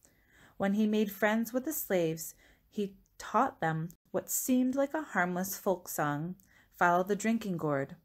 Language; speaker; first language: English; native; English